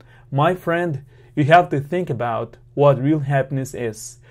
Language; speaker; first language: English; non-native, fluent; Portuguese